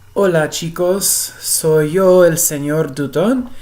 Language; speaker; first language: Spanish; non-native, fluent; English